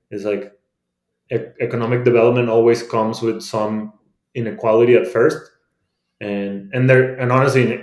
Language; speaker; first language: English; non-native, fluent; Spanish